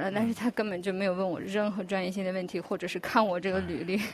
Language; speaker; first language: Chinese; non-native, local second language; Uyghur